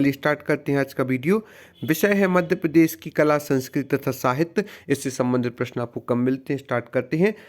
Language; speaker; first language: Hindi; native; Hindi